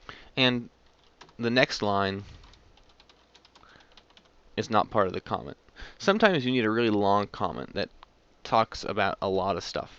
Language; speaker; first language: English; native; English